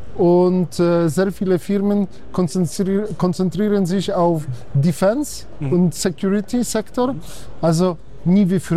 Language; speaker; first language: German; non-native, fluent; Polish